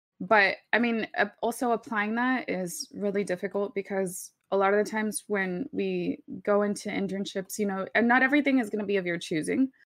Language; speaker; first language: English; early bilingual, other home language; Spanish